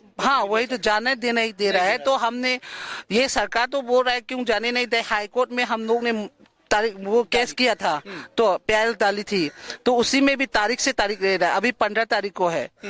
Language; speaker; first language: Hindi; non-native, local second language; Manipuri